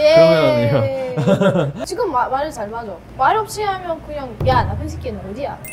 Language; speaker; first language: Korean; non-native, learner; Russian